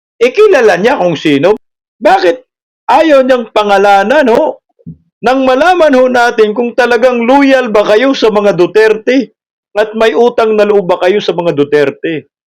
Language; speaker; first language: Filipino; non-native, local second language; Cebuano